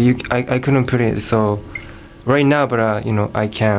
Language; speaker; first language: English; non-native, learner; Japanese